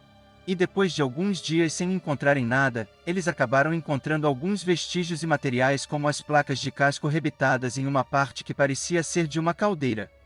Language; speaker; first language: Portuguese; native; Portuguese